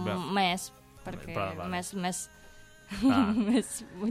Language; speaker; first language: Catalan; non-native, learner; Indonesian